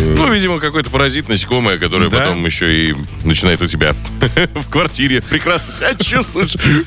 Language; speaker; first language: Russian; native; Russian